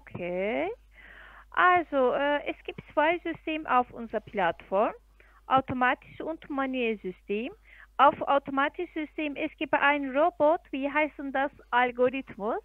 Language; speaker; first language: German; non-native, fluent; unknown